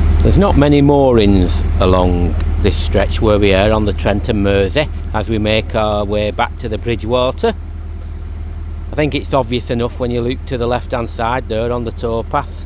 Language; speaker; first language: English; native; English